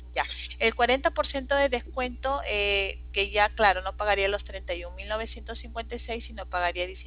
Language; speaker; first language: Spanish; native; Spanish